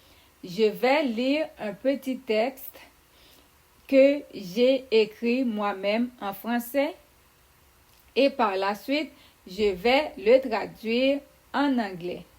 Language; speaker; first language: French; non-native, fluent; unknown